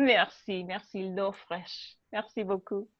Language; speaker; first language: French; non-native, learner; English